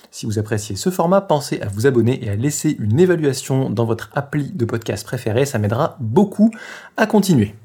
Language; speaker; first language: French; native; French